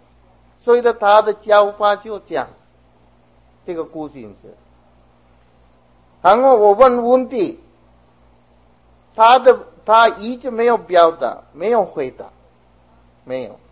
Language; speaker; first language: Chinese; non-native, fluent; Sinhala